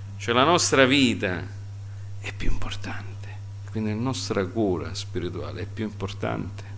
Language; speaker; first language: Italian; early bilingual, heritage; Italian